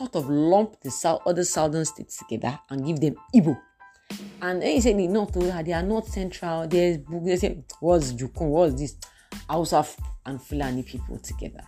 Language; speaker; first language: English; non-native, local second language; Yoruba